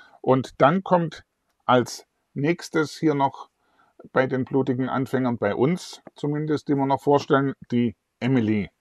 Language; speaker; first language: German; native; German